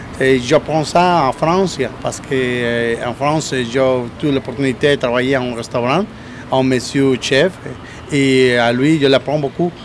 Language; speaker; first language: French; non-native, learner; Spanish